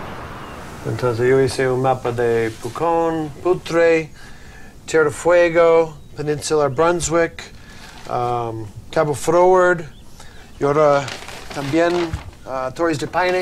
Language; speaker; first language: Spanish; non-native, learner; English